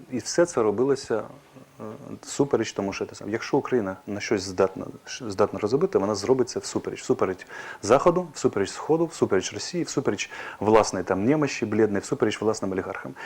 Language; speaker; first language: Ukrainian; non-native, local second language; Russian